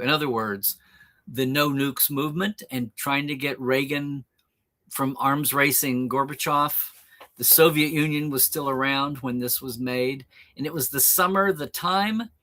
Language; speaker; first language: English; native; English